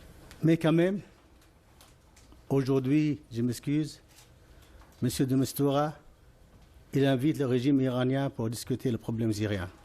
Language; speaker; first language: French; non-native, fluent; Arabic